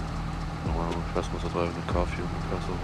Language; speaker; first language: German; native; German